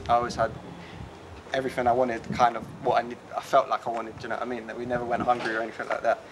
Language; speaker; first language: English; early bilingual, other home language; Polish